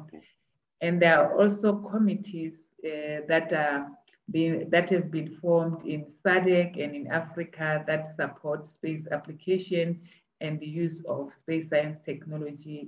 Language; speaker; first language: English; non-native, local second language; Tswana